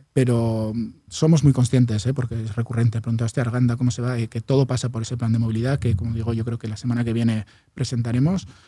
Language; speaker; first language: Spanish; native; Spanish